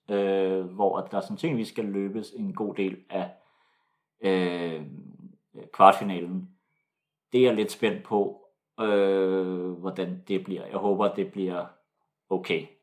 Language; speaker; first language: Danish; native; Danish